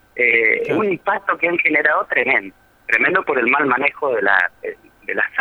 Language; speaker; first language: Spanish; native; Spanish